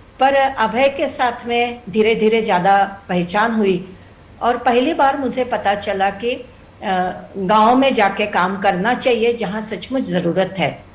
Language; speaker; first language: Hindi; non-native, local second language; Telugu